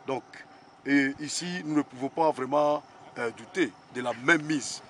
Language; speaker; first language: French; non-native, local second language; Swahili